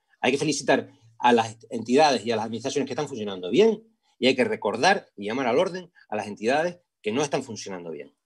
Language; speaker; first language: Spanish; native; Spanish